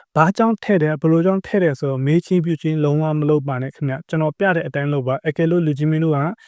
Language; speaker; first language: Burmese; native; Burmese